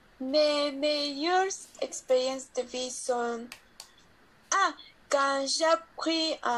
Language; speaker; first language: French; non-native, learner; Spanish